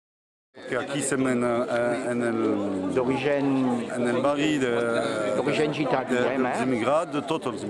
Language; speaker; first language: Catalan; non-native, local second language; French